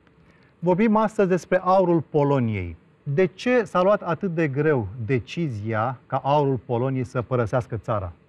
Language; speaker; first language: Romanian; native; Romanian